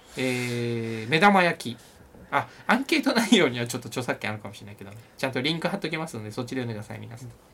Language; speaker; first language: Japanese; native; Japanese